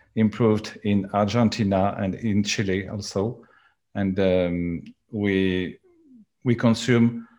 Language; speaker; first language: English; non-native, learner; French